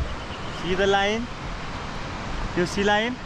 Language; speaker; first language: English; non-native, learner; Hindi